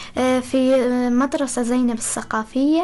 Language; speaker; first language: Arabic; non-native, learner; Persian